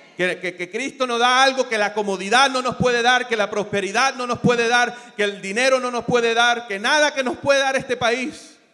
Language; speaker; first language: Spanish; early bilingual, other home language; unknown